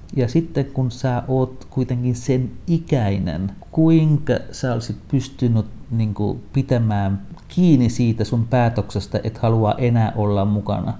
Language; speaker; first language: Finnish; non-native, fluent; Tamil